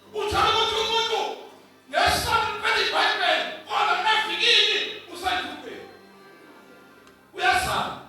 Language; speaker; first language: Zulu; native; Zulu